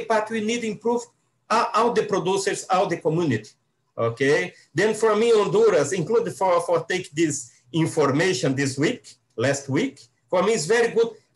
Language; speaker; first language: English; non-native, learner; Portuguese